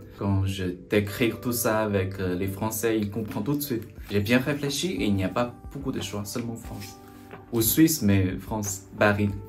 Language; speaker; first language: French; non-native, learner; Chinese